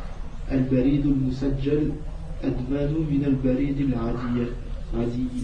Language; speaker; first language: Arabic; non-native, learner; French